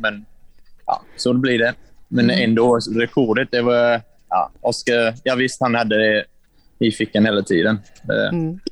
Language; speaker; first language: Swedish; non-native, learner; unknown